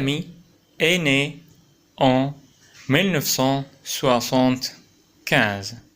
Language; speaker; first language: French; non-native, local second language; Arabic